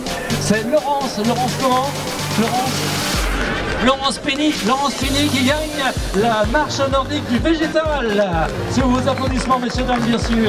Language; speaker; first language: French; native; French